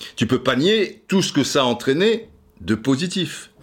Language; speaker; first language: French; native; French